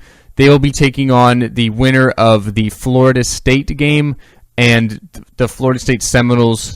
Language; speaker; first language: English; native; English